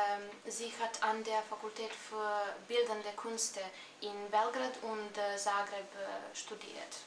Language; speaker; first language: German; non-native, fluent; Serbian